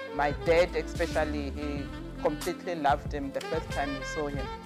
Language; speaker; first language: English; non-native, local second language; Venda